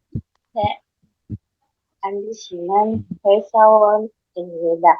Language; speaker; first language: Korean; non-native, learner; Indonesian